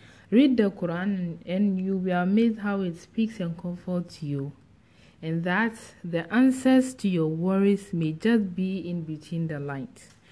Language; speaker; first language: English; non-native, local second language; Akan